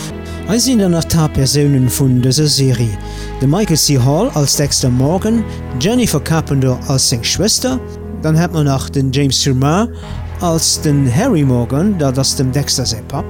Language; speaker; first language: German; non-native, learner; Luxembourgish